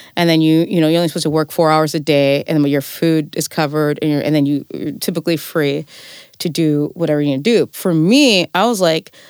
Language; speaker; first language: English; native; English